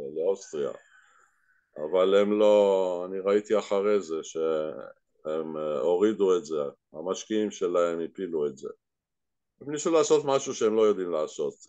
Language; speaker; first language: Hebrew; native; Hebrew